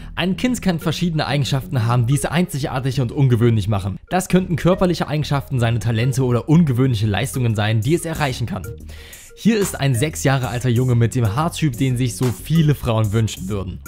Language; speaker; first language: German; native; German